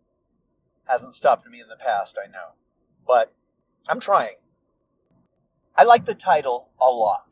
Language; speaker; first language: English; native; English